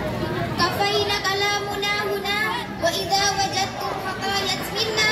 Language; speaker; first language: Arabic; non-native, learner; Indonesian